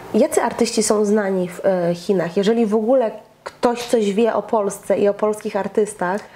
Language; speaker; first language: Polish; native; Polish